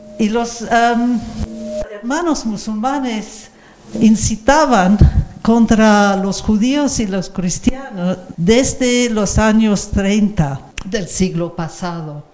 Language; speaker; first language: Spanish; non-native, fluent; English